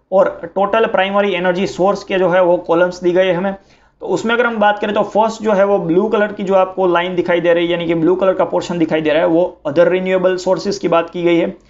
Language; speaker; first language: Hindi; non-native, local second language; Gujarati